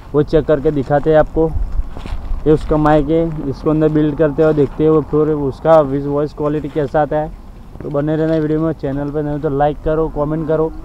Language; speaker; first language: Hindi; non-native, local second language; Gujarati